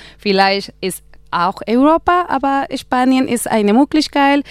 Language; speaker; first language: German; non-native, learner; Spanish